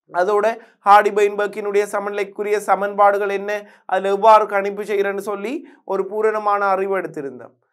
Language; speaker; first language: Tamil; native; Tamil